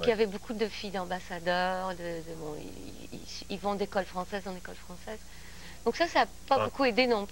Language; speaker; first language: French; native; French